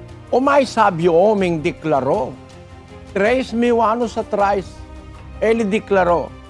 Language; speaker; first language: Portuguese; non-native, learner; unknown